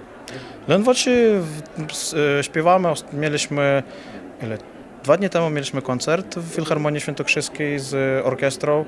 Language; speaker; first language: Polish; non-native, fluent; Ukrainian